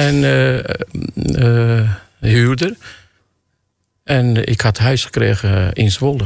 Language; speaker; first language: Dutch; non-native, fluent; Armenian